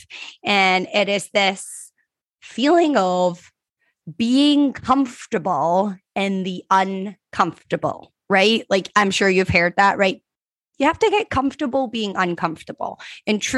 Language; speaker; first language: English; native; English